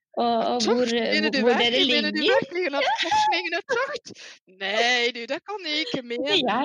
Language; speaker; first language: Norwegian; non-native, fluent; Dutch